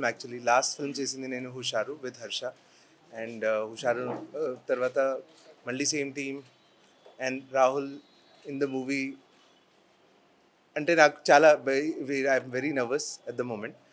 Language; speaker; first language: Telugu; non-native, learner; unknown